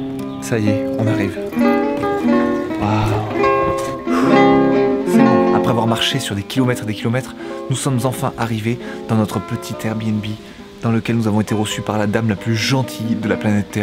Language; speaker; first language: French; native; French